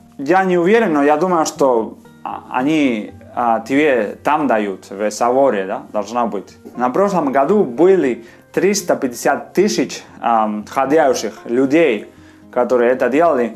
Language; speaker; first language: Russian; non-native, fluent; Spanish